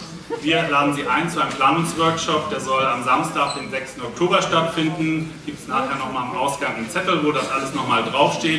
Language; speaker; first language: German; native; German